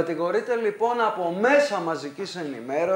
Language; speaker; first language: Greek; native; Greek